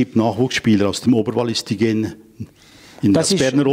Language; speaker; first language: German; native; German